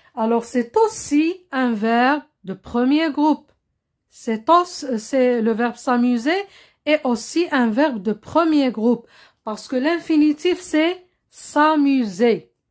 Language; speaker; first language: French; non-native, local second language; Arabic